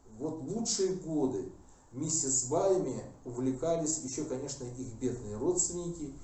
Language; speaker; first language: Russian; non-native, local second language; Kazakh